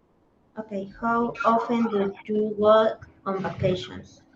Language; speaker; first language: English; non-native, learner; Spanish